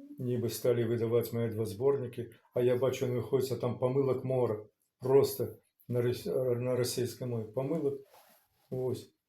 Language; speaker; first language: Belarusian; non-native, local second language; Russian